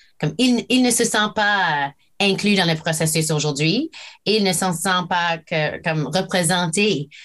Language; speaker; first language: French; non-native, local second language; English